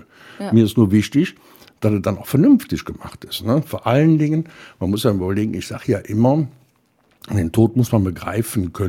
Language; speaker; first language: German; native; German